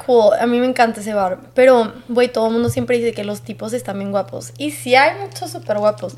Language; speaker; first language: Spanish; native; Spanish